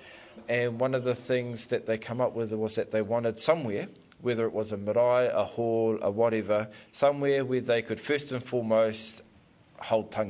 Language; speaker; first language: English; native; English